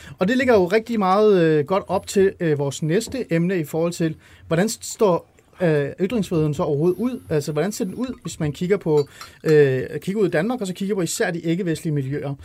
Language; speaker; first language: Danish; early bilingual, other home language; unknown